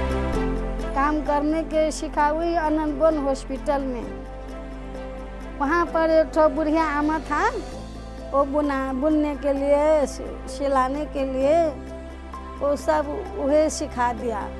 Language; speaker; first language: Hindi; non-native, learner; Maithili